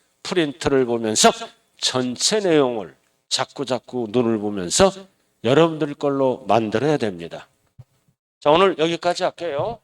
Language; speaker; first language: Korean; native; Korean